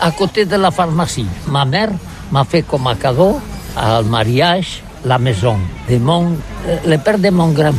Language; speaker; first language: French; non-native, learner; Catalan